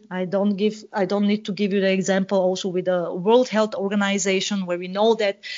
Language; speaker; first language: English; non-native, fluent; Bulgarian